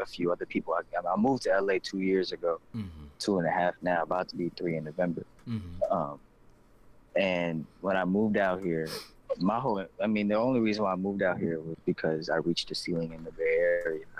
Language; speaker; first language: English; native; English